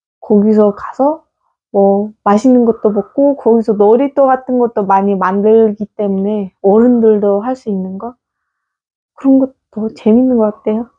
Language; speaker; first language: Korean; non-native, fluent; Kazakh